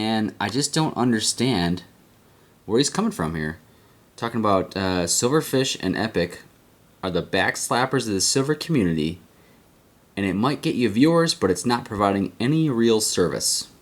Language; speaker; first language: English; native; English